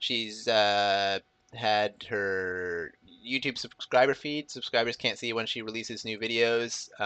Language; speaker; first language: English; native; English